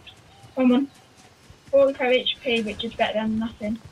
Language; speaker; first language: English; native; English